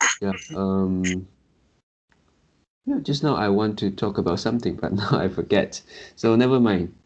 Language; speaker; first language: English; non-native, local second language; Chinese